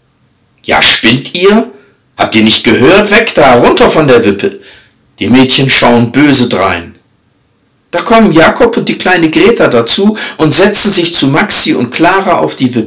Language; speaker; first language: German; native; German